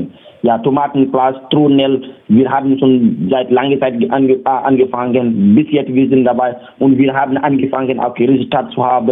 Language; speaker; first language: German; non-native, learner; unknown